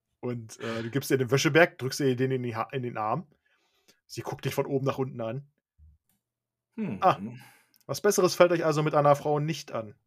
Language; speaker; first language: German; native; German